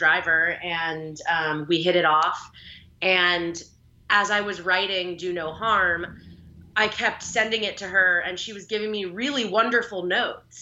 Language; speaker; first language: English; native; English